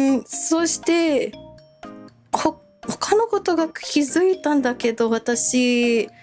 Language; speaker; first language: Japanese; non-native, learner; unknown